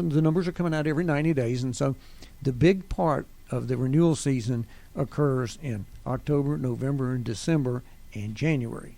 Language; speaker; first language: English; native; English